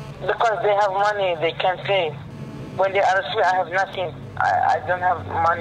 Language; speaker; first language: English; non-native, learner; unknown